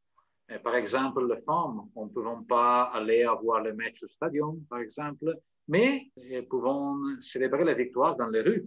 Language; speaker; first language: French; non-native, fluent; Italian